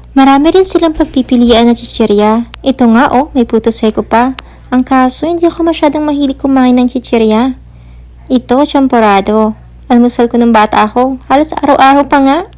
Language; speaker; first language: Filipino; native; Filipino